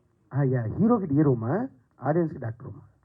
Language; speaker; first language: Telugu; native; Telugu